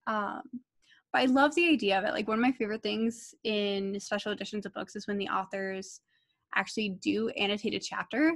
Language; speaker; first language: English; native; English